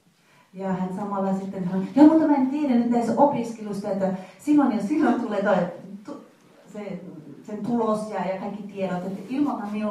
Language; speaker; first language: Finnish; non-native, fluent; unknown